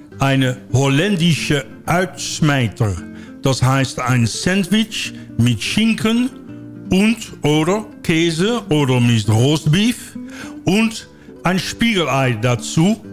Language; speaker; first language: German; non-native, learner; Dutch